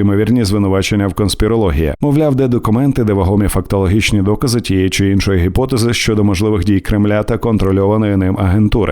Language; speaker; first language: Ukrainian; native; Ukrainian